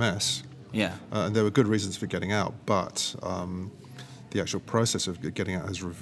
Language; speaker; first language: English; native; English